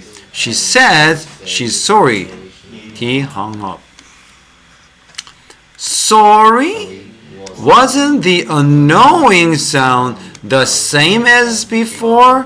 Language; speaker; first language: English; non-native, fluent; Korean